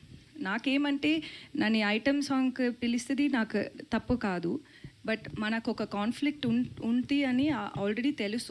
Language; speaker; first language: Telugu; non-native, learner; Tamil